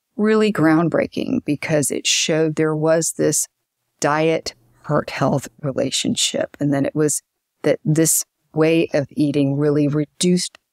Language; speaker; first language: English; native; English